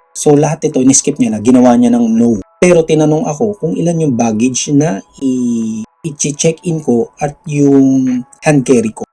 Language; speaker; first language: Filipino; non-native, local second language; Cebuano